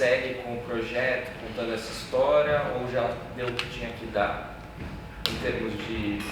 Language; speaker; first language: Portuguese; native; Portuguese